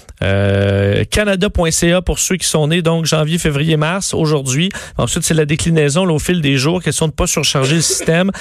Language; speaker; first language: French; native; French